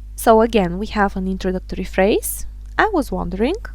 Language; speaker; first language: English; non-native, fluent; Bulgarian